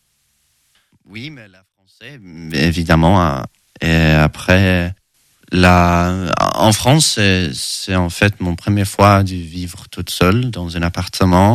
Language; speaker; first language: French; non-native, learner; Swedish